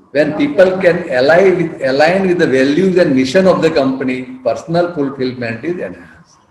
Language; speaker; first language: English; non-native, local second language; Gujarati